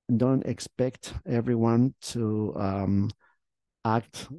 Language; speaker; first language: English; non-native, fluent; Spanish